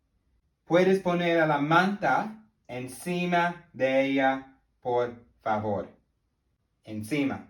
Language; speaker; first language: Spanish; non-native, learner; English